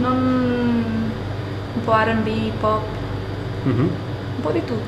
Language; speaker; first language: Italian; non-native, fluent; English